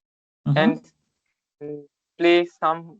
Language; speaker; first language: English; non-native, learner; Bangla